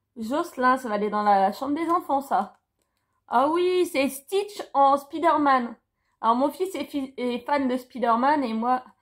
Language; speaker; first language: French; native; French